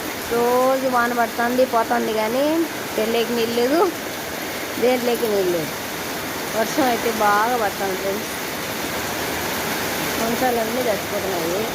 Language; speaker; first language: Telugu; native; Telugu